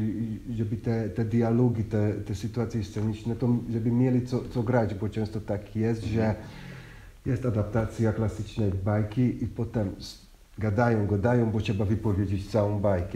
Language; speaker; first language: Polish; non-native, fluent; Hungarian